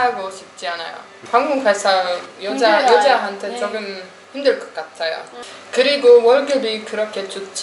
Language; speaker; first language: Korean; non-native, fluent; Polish